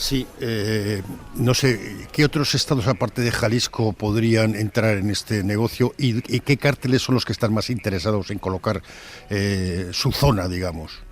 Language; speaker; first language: Spanish; native; Spanish